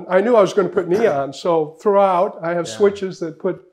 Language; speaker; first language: English; native; English